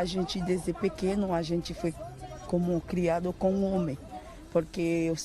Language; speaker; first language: Portuguese; non-native, learner; Haitian Creole